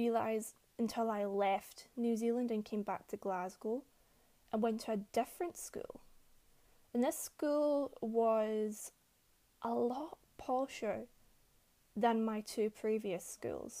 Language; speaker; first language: English; native; English